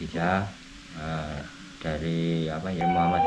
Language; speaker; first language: Indonesian; non-native, local second language; Javanese